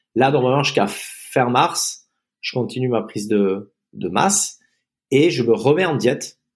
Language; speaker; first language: French; native; French